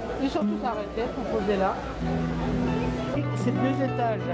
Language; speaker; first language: French; non-native, fluent; Turkish